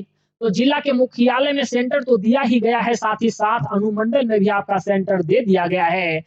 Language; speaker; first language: Hindi; native; Hindi